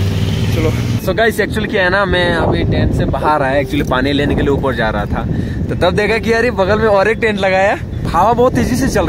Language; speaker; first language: Hindi; non-native, local second language; Bangla